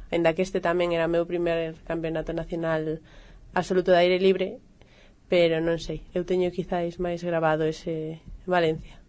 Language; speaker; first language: Galician; native; Galician